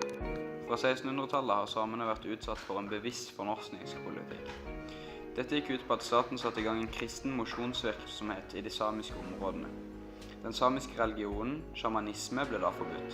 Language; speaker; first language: Norwegian; native; Norwegian